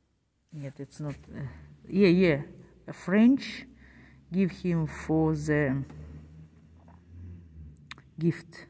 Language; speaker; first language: English; non-native, learner; Russian